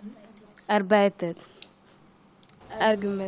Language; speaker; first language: German; non-native, learner; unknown